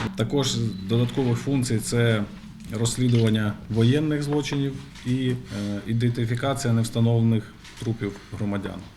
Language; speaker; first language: Ukrainian; native; Ukrainian